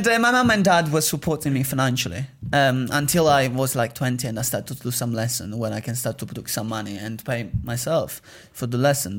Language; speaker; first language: English; non-native, fluent; Italian